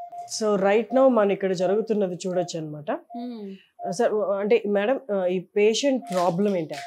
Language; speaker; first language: Telugu; native; Telugu